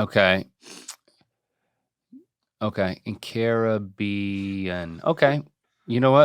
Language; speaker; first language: English; native; English